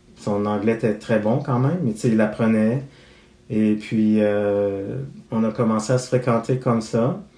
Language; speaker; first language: French; native; French